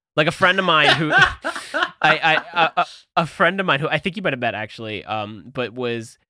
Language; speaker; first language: English; early bilingual, other home language; Italian